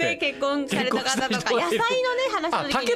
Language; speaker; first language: Japanese; native; Japanese